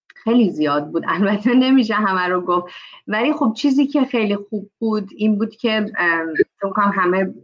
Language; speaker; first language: Persian; early bilingual, heritage; Persian